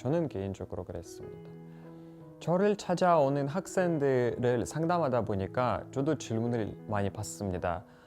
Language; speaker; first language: Korean; non-native, fluent; Russian